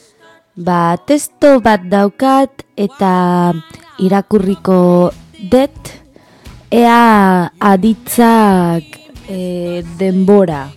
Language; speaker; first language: Basque; non-native, local second language; Spanish